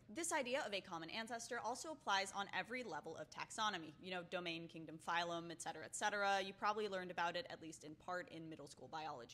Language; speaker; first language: English; native; English